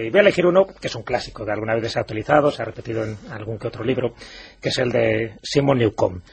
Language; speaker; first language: Spanish; native; Spanish